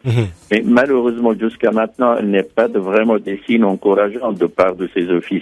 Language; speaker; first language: French; non-native, fluent; Arabic